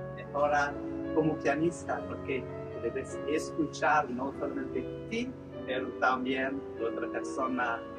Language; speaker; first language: Spanish; non-native, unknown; French